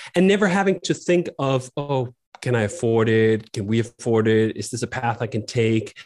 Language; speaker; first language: English; non-native, fluent; Danish